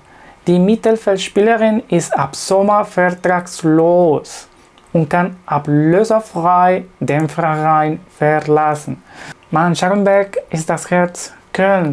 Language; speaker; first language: German; non-native, learner; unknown